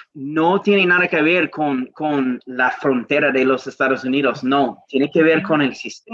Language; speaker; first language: Spanish; non-native, learner; English